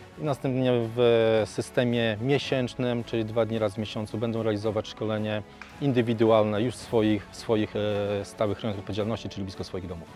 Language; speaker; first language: Polish; native; Polish